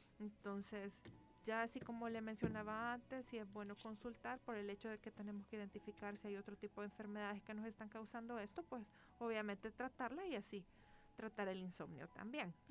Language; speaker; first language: Spanish; native; Spanish